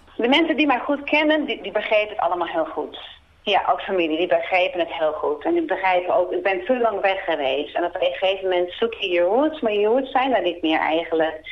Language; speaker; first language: Dutch; native; Dutch